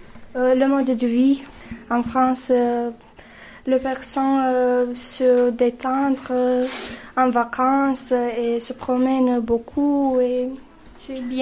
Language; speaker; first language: French; non-native, learner; Romanian